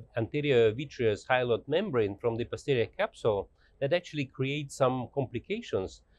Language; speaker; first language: English; non-native, fluent; Russian